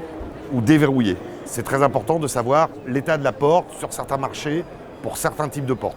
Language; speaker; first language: French; native; French